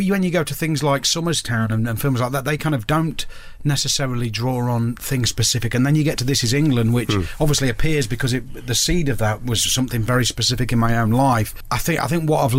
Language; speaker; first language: English; native; English